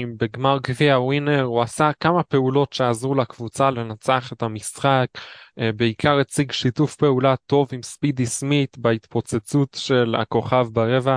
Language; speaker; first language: Hebrew; native; Hebrew